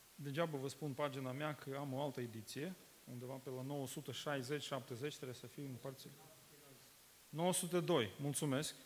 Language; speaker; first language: Romanian; non-native, fluent; Russian